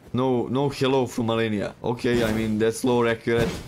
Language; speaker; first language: English; non-native, fluent; Serbian